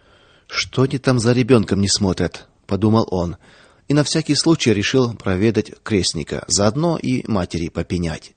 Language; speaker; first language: Russian; native; Russian